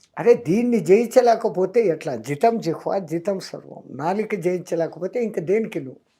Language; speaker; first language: Telugu; non-native, local second language; Hindi